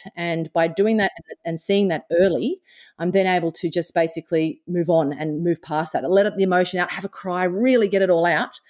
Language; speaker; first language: English; native; English